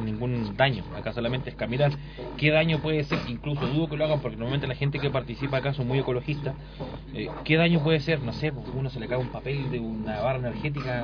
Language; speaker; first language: Spanish; native; Spanish